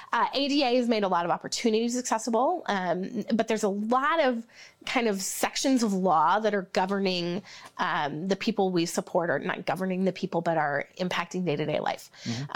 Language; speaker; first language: English; native; English